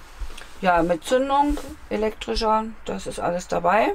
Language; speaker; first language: German; native; German